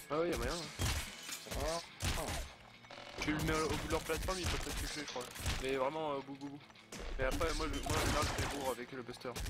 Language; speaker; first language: French; native; French